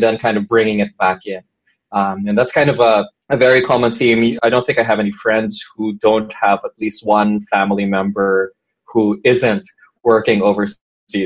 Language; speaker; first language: English; non-native, local second language; Filipino